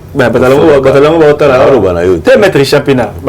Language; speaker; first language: French; non-native, local second language; Lingala